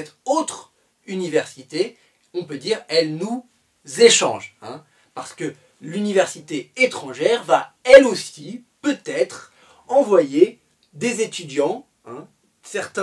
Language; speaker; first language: French; native; French